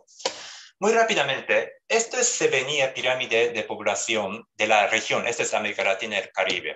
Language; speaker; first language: Spanish; non-native, fluent; Japanese